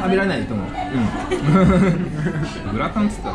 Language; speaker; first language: Japanese; native; Japanese